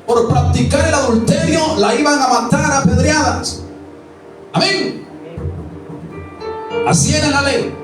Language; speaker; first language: Spanish; native; Spanish